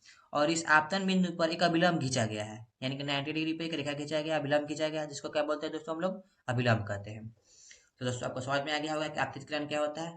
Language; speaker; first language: Hindi; native; Hindi